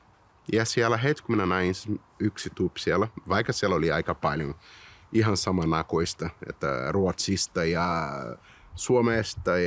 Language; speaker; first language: Finnish; non-native, fluent; Portuguese